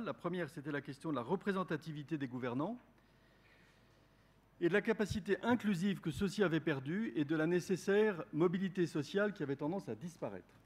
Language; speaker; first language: French; native; French